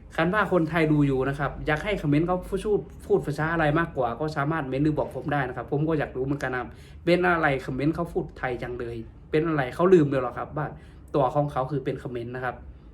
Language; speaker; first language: Thai; native; Thai